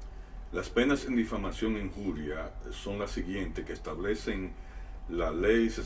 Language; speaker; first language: Spanish; native; Spanish